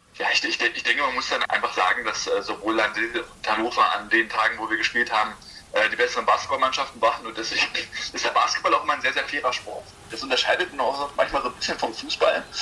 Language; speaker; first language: German; native; German